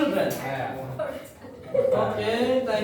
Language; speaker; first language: English; non-native, fluent; Indonesian